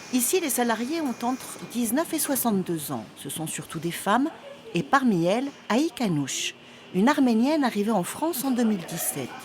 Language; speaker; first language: French; native; French